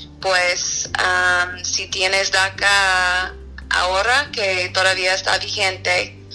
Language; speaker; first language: Spanish; non-native, fluent; English